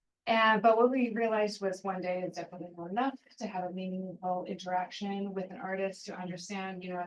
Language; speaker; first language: English; native; English